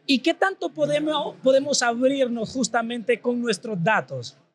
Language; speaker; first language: Spanish; native; Spanish